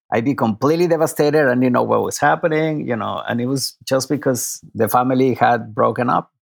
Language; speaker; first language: English; non-native, fluent; Spanish